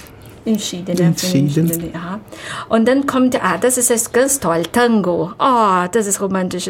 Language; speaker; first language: German; non-native, fluent; Portuguese